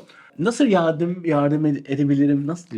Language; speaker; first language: Turkish; non-native, fluent; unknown